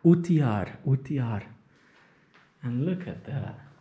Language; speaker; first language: English; native; English